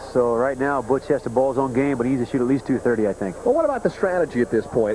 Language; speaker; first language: English; native; English